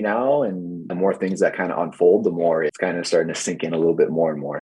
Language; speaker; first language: English; native; English